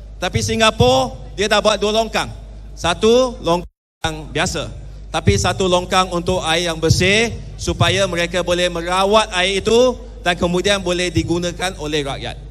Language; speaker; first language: Malay; non-native, local second language; Chinese